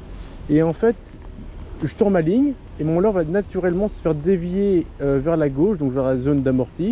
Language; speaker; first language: French; native; French